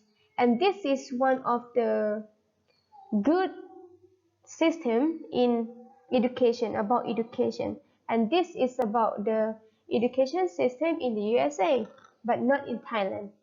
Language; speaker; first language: English; non-native, fluent; Thai